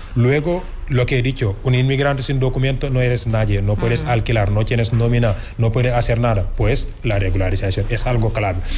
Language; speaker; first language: Spanish; non-native, fluent; Wolof